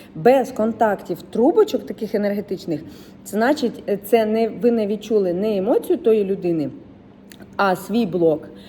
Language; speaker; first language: Ukrainian; non-native, local second language; Russian